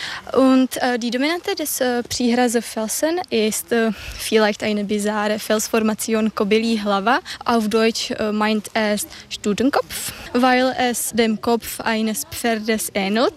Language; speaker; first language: German; non-native, learner; Czech